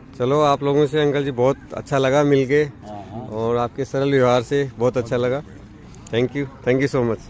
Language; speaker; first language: Hindi; native; Hindi